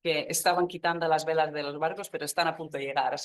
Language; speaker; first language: Spanish; non-native, fluent; English